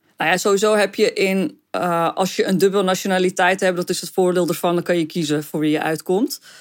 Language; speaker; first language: Dutch; early bilingual, other home language; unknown